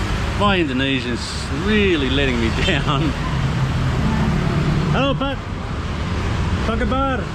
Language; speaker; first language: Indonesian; non-native, learner; English